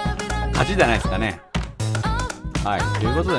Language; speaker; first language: Japanese; native; Japanese